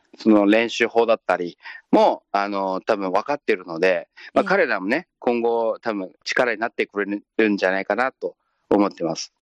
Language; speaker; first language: Japanese; non-native, fluent; Chinese